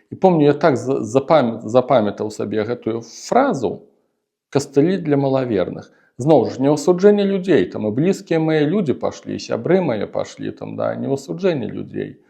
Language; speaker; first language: Belarusian; non-native, local second language; Russian